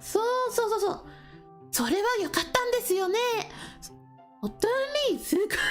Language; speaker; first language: Japanese; non-native, learner; English